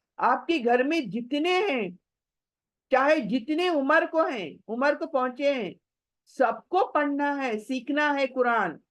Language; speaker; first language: Urdu; native; Urdu